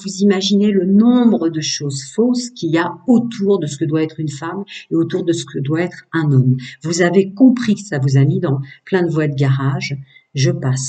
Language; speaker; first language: French; native; French